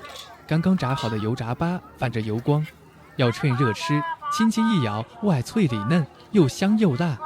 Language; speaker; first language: Chinese; native; Chinese